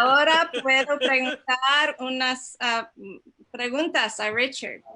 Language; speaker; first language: Spanish; non-native, learner; English